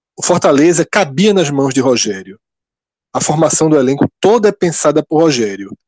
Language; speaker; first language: Portuguese; native; Portuguese